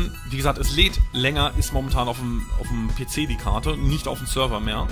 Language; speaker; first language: German; native; German